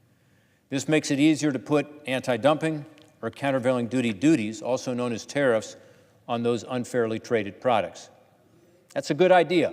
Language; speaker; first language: English; native; English